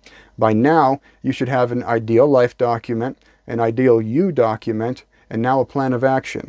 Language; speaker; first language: English; native; English